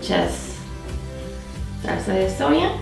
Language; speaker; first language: Spanish; non-native, fluent; Korean